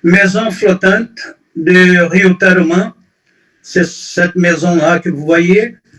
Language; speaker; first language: French; non-native, fluent; Portuguese